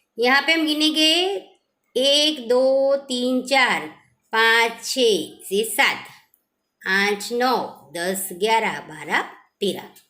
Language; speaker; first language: Hindi; non-native, local second language; Gujarati